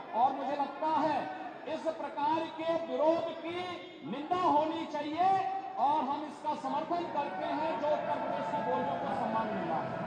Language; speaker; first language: Hindi; native; Hindi